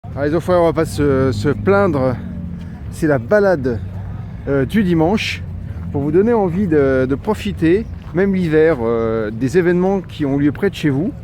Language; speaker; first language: French; native; French